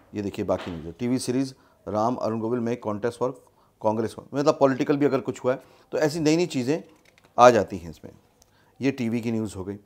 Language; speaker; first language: Hindi; native; Hindi